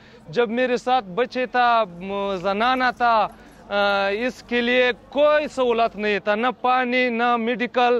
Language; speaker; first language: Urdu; non-native, learner; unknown